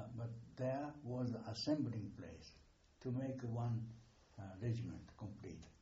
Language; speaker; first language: English; non-native, fluent; Japanese